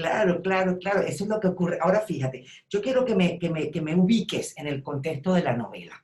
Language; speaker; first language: Spanish; native; Spanish